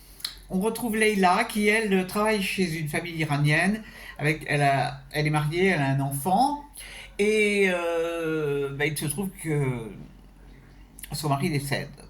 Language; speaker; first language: French; native; French